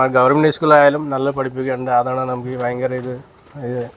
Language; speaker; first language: Malayalam; non-native, learner; Nepali